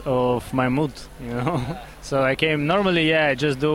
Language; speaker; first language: English; non-native, learner; Russian